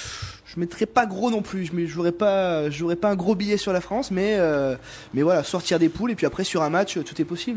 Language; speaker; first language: French; native; French